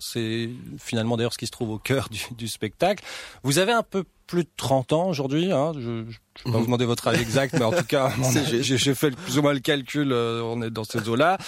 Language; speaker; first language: French; native; French